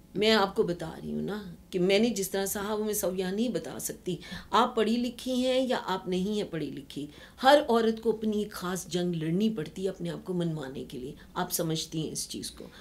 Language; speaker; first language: Urdu; non-native, local second language; Punjabi